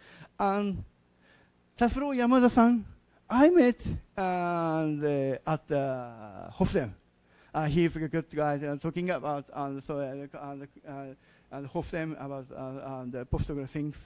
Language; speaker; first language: English; non-native, learner; Japanese